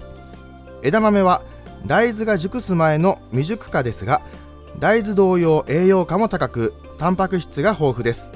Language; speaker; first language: Japanese; native; Japanese